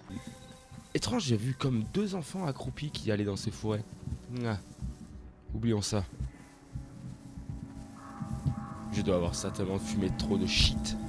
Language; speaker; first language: French; native; French